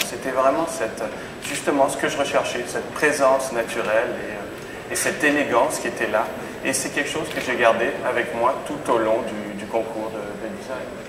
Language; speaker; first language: French; native; French